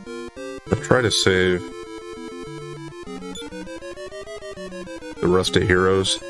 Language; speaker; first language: English; native; English